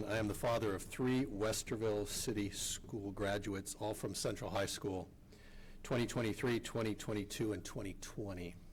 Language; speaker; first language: English; native; English